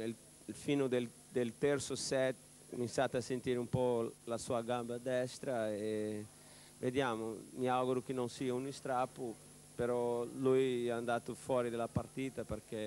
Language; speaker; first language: Italian; non-native, fluent; Portuguese